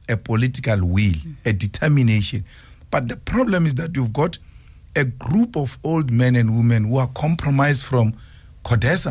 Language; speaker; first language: English; non-native, local second language; Northern Sotho